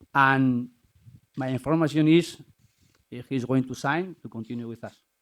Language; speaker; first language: English; non-native, learner; Spanish